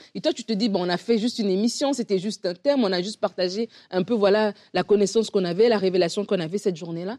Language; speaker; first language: French; native; French